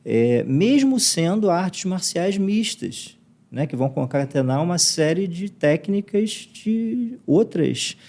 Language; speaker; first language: Portuguese; native; Portuguese